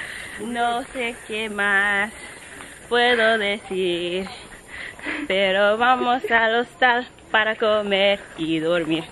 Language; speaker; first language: Spanish; non-native, learner; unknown